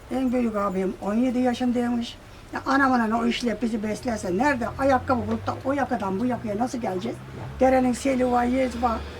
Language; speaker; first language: Turkish; native; Turkish